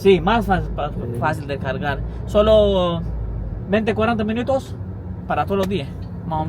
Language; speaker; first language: Spanish; non-native, learner; Pashto